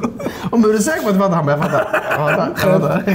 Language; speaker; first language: Swedish; native; Swedish